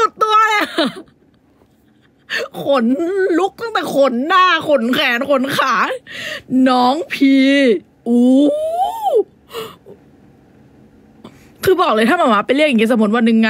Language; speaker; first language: Thai; native; Thai